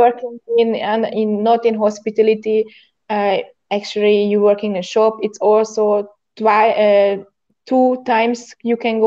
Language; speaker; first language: English; non-native, learner; Hungarian